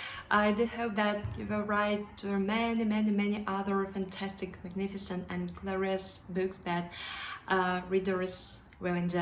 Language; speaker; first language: English; non-native, fluent; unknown